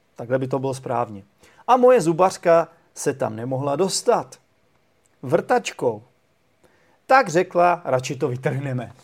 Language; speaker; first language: Czech; native; Czech